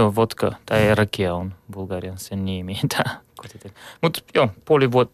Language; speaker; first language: Finnish; non-native, learner; Bulgarian